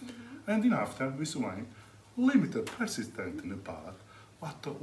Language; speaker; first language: English; non-native, learner; Italian